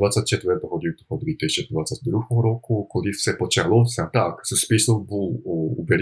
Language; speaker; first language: Ukrainian; non-native, fluent; Japanese